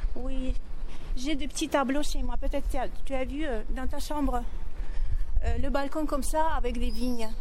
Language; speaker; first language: French; non-native, fluent; Azerbaijani